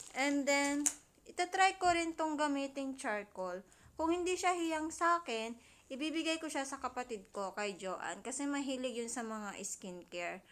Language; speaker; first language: Filipino; native; Filipino